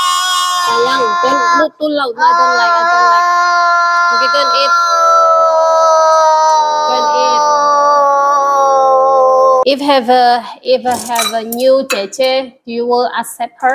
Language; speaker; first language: English; non-native, learner; Indonesian